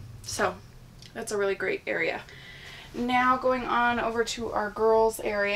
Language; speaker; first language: English; native; English